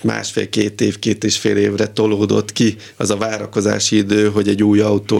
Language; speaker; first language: Hungarian; native; Hungarian